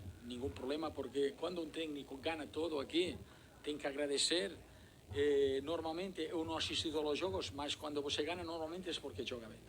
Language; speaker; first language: Portuguese; non-native, learner; Spanish